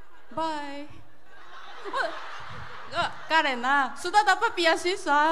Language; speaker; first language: Indonesian; non-native, learner; Korean